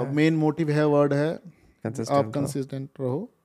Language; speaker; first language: Hindi; native; Hindi